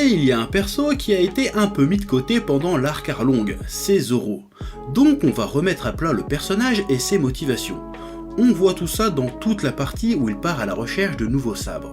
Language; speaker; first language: French; native; French